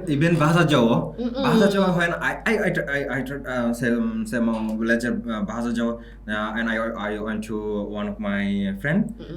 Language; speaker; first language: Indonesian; non-native, learner; Bangla